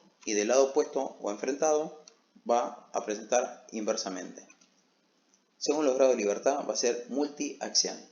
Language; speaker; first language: Spanish; native; Spanish